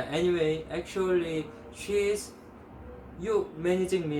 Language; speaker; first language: English; non-native, learner; Korean